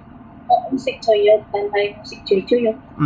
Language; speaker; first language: Cantonese; non-native, learner; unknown